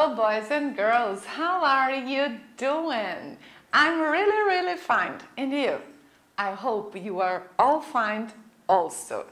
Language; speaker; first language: English; non-native, fluent; Portuguese